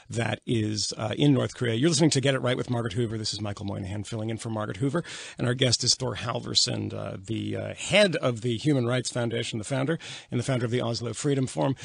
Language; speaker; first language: English; native; English